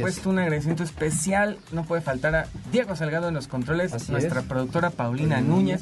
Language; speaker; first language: Spanish; native; Spanish